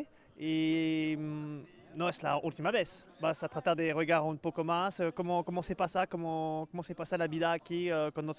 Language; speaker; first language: Spanish; non-native, learner; French